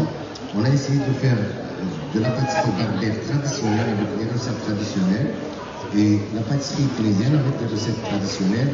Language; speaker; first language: French; non-native, local second language; Arabic